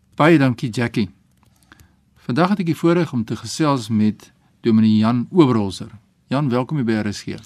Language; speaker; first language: Afrikaans; native; Afrikaans